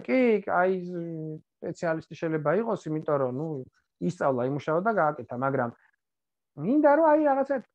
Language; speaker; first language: Georgian; native; Georgian